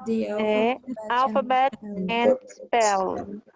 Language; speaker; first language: English; non-native, learner; Portuguese